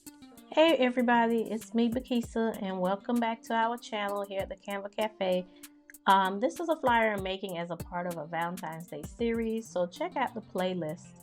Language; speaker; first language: English; native; English